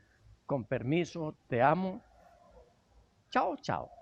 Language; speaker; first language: Spanish; native; Spanish